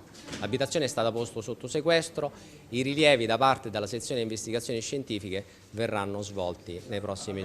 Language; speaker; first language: Italian; native; Italian